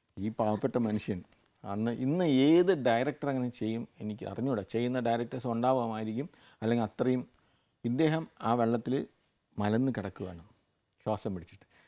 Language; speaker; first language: Malayalam; native; Malayalam